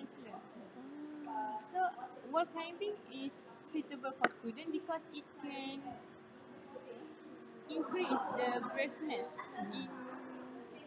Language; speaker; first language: English; non-native, local second language; Malay